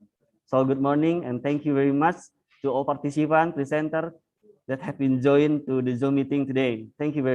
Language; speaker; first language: English; non-native, fluent; Indonesian